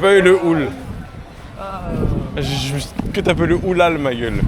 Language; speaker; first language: French; native; French